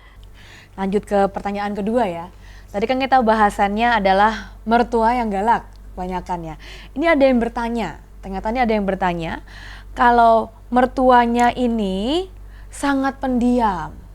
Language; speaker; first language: Indonesian; native; Indonesian